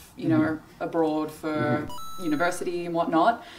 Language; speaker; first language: English; native; English